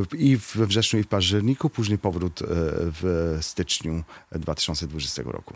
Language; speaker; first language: Polish; non-native, fluent; Arabic